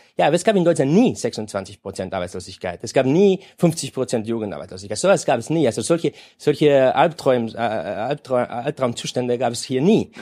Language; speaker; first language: German; non-native, fluent; Spanish